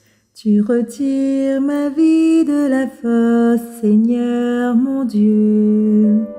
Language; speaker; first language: French; native; French